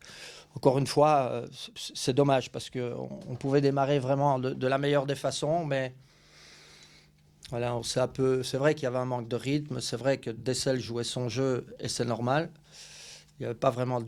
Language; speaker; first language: French; native; French